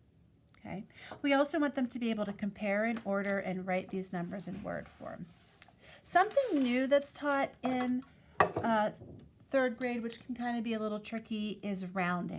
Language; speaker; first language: English; native; English